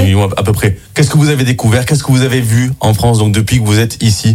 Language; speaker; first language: French; native; French